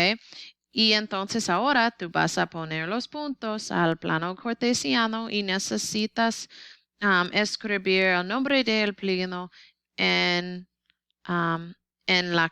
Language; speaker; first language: Spanish; non-native, learner; English